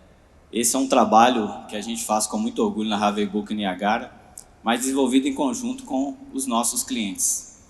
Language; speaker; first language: Portuguese; native; Portuguese